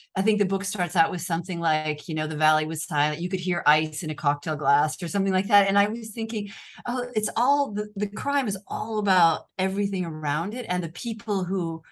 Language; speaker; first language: English; native; English